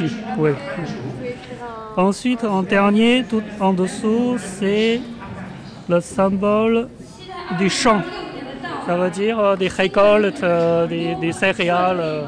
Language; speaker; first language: French; non-native, fluent; Chinese